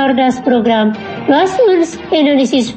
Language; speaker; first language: German; non-native, fluent; Indonesian